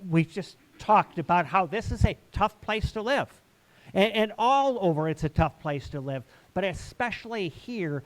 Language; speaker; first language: English; native; English